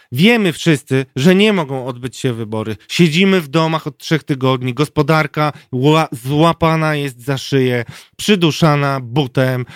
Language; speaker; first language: Polish; native; Polish